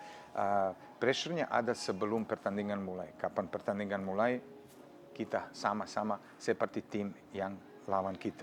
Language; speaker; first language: Indonesian; non-native, fluent; Serbian